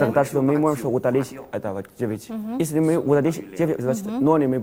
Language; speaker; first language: Russian; non-native, learner; Chinese